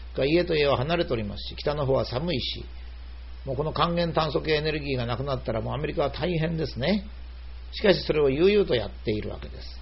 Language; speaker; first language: Japanese; native; Japanese